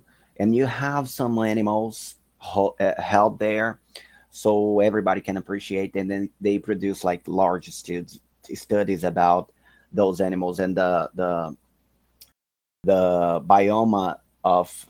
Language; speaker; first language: English; non-native, fluent; Portuguese